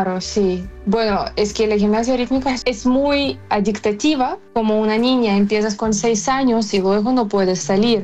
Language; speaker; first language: Spanish; non-native, fluent; Ukrainian